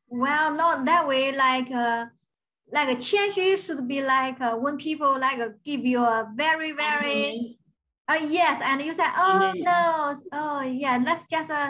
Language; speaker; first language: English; non-native, fluent; Chinese